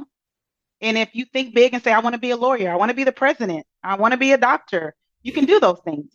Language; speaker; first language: English; native; English